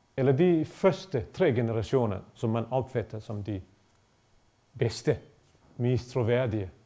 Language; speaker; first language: Danish; non-native, fluent; Bosnian